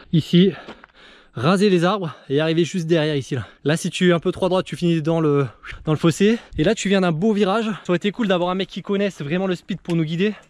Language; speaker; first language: French; native; French